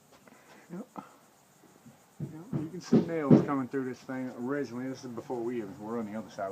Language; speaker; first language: English; native; English